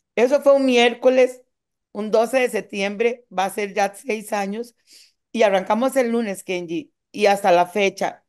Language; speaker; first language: Spanish; native; Spanish